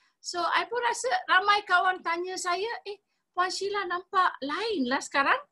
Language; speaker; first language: Malay; non-native, local second language; Tamil